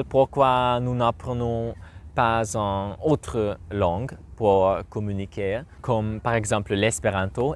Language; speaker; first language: French; non-native, learner; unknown